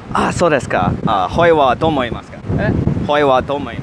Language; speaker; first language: Japanese; non-native, learner; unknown